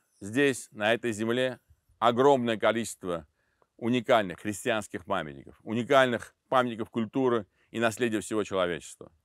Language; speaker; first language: Russian; non-native, local second language; Armenian